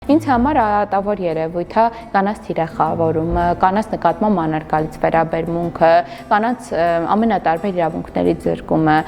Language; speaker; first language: Armenian; non-native, local second language; Kurdish